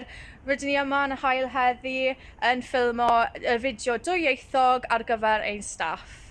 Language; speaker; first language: Welsh; non-native, local second language; English